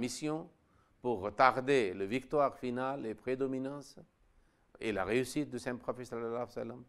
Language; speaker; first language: French; non-native, local second language; Wolof